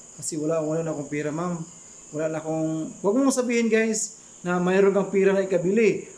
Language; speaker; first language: Filipino; non-native, local second language; Cebuano